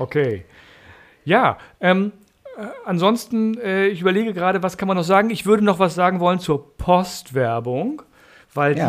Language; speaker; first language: German; native; German